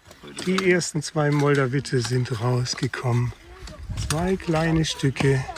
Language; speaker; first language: German; native; German